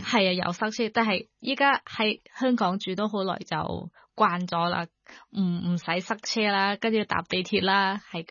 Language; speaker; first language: Cantonese; non-native, learner; Thai